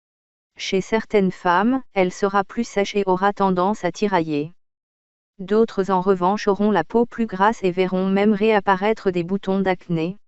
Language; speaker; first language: French; native; French